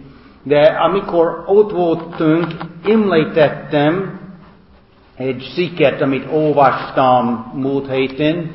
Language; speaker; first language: Hungarian; non-native, fluent; English